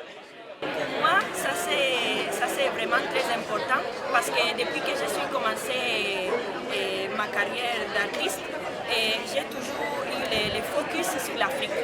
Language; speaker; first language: French; non-native, fluent; Spanish